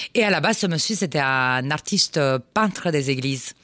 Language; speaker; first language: French; non-native, fluent; Romanian